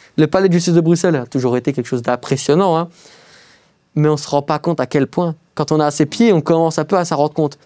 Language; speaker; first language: French; native; French